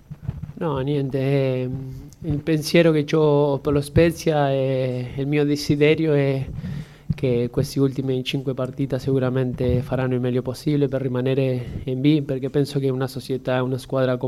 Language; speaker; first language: Italian; non-native, fluent; Spanish